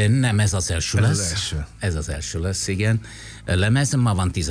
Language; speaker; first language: Hungarian; non-native, fluent; Italian